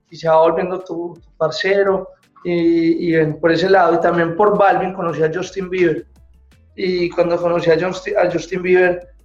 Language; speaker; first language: Spanish; native; Spanish